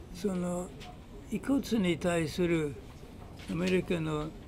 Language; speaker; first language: Japanese; non-native, fluent; English